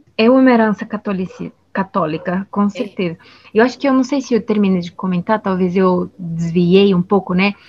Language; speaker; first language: Portuguese; non-native, fluent; Spanish